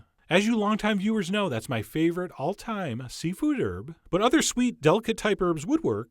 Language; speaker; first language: English; native; English